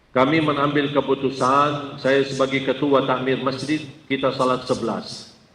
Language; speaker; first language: Malay; non-native, fluent; Arabic